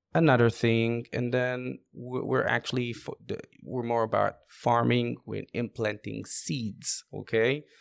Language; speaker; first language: English; non-native, fluent; Hebrew